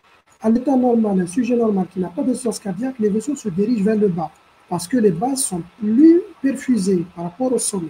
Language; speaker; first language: French; non-native, local second language; Arabic